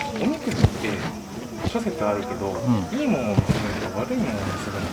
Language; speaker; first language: Japanese; native; Japanese